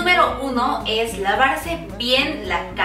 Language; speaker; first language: Spanish; non-native, fluent; Korean